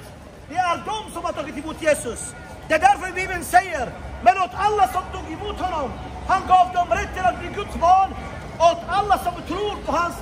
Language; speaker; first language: Swedish; non-native, fluent; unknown